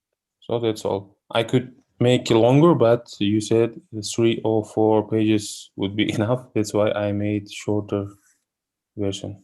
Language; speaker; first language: English; non-native, learner; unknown